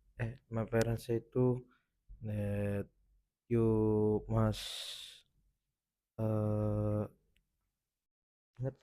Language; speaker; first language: English; non-native, learner; Indonesian